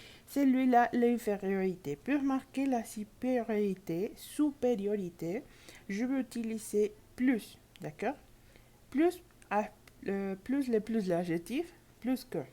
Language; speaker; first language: French; non-native, learner; Spanish